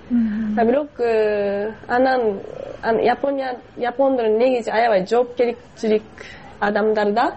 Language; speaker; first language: Kyrgyz; non-native, fluent; Japanese